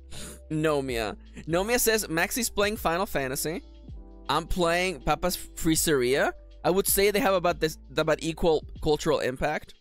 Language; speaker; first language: English; native; English